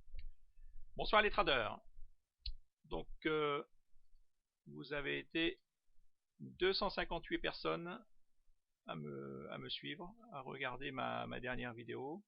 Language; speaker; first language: French; native; French